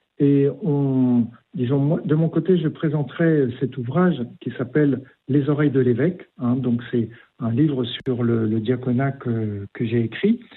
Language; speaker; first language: French; native; French